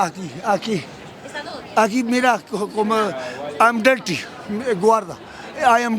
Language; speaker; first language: Spanish; non-native, learner; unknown